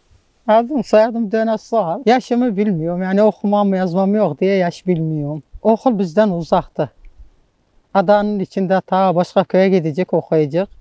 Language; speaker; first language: Turkish; non-native, local second language; Arabic